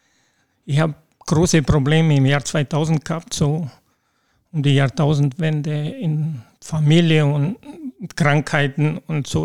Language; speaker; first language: German; non-native, local second language; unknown